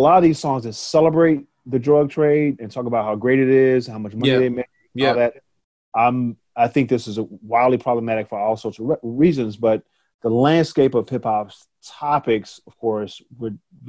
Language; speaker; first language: English; native; English